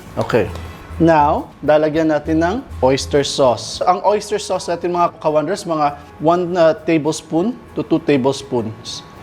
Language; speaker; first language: Filipino; non-native, local second language; Cebuano